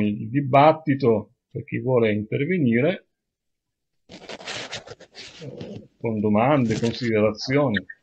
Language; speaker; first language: Italian; native; Italian